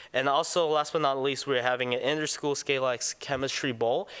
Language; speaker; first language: English; non-native, local second language; Cantonese